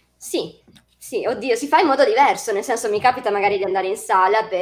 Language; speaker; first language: Italian; native; Italian